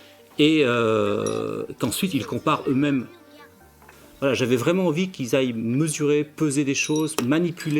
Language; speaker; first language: French; native; French